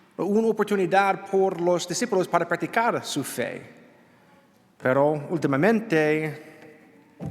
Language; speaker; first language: Spanish; non-native, learner; English